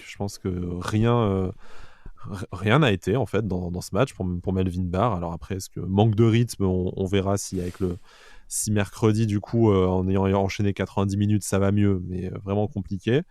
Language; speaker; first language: French; native; French